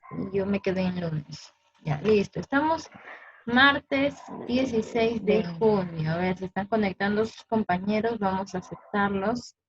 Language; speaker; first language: Spanish; native; Spanish